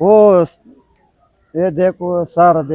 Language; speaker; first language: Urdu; non-native, local second language; Pashto